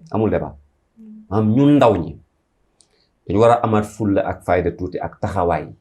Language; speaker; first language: Wolof; native; Wolof